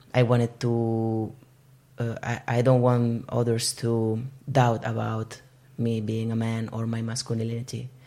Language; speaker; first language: English; non-native, fluent; Spanish